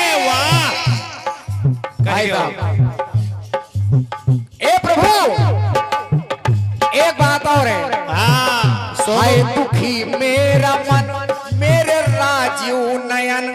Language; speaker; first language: Hindi; native; Hindi